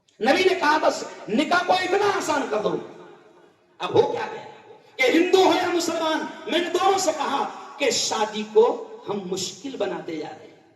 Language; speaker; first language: Urdu; native; Urdu